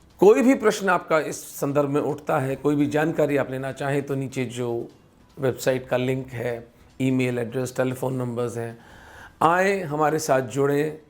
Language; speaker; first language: Hindi; native; Hindi